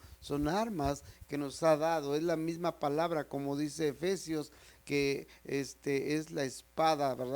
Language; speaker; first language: Spanish; native; Spanish